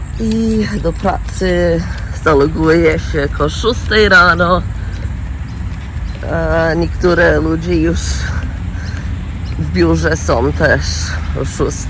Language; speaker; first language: Polish; early bilingual, heritage; Polish